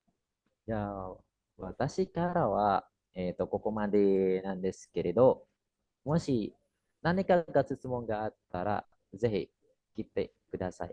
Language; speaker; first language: Japanese; non-native, fluent; Indonesian